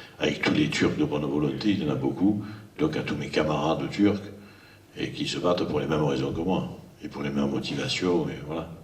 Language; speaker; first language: French; native; French